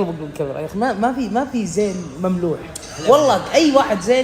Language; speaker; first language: Arabic; non-native, learner; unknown